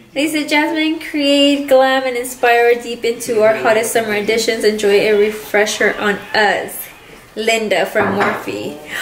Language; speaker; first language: English; early bilingual, other home language; Spanish